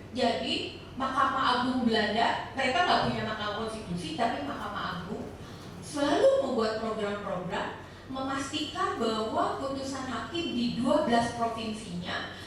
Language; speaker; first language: Indonesian; native; Indonesian